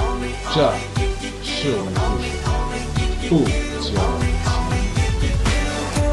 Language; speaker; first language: Chinese; non-native, learner; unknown